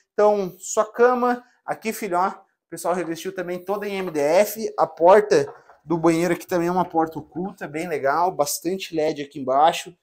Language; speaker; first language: Portuguese; native; Portuguese